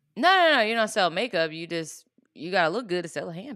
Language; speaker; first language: English; native; English